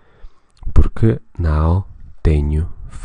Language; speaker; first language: Portuguese; non-native, fluent; Russian